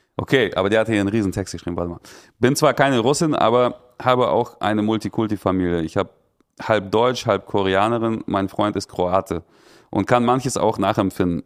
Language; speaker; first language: German; early bilingual, other home language; Russian